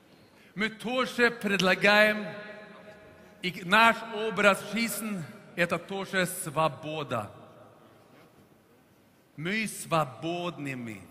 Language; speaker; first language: Russian; non-native, fluent; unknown